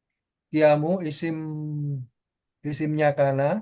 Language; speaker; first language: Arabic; non-native, learner; Indonesian